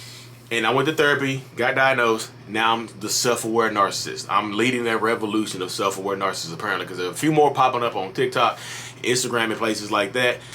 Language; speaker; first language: English; native; English